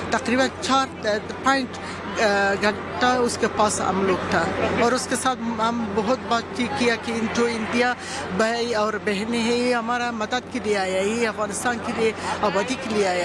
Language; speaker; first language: Hindi; non-native, learner; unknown